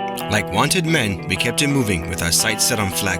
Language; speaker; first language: English; native; English